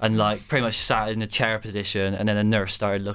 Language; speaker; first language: English; native; English